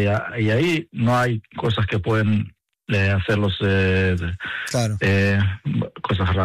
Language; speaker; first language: Spanish; non-native, learner; Hebrew